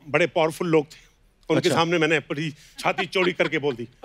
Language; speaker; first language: Hindi; native; Hindi